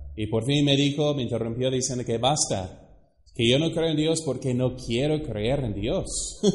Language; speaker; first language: Spanish; non-native, fluent; English